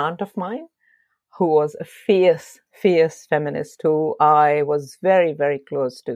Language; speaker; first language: English; non-native, local second language; Urdu